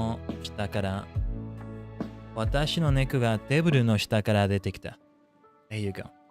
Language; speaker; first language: Japanese; non-native, learner; English